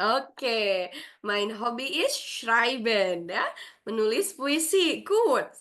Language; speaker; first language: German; non-native, fluent; Indonesian